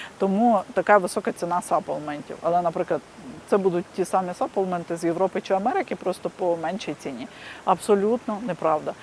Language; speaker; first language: Ukrainian; native; Ukrainian